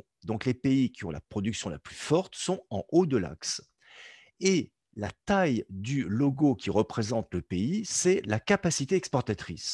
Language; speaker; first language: French; native; French